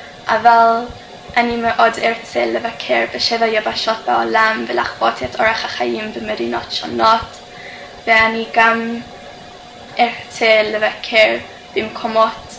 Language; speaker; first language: Hebrew; non-native, fluent; English